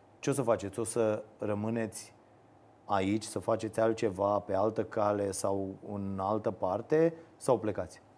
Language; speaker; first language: Romanian; native; Romanian